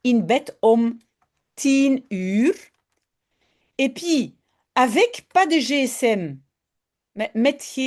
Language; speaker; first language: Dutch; non-native, fluent; French